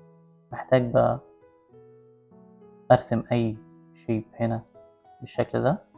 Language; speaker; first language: Arabic; native; Arabic